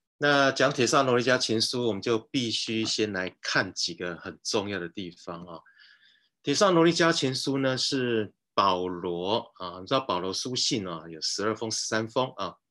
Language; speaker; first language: Chinese; native; Chinese